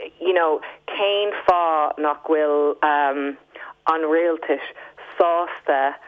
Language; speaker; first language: Irish; non-native, local second language; English